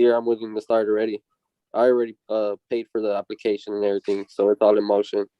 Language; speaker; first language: English; native; English